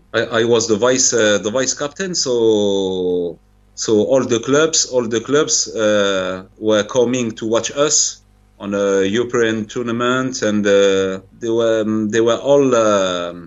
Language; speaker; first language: English; non-native, fluent; French